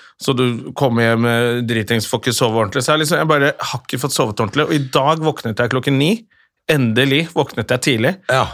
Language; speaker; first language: Norwegian; native; Norwegian